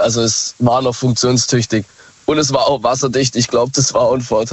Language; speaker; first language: German; native; German